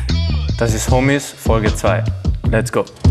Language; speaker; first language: German; non-native, fluent; Hungarian